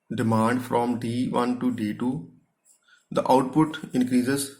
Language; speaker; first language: English; non-native, local second language; Punjabi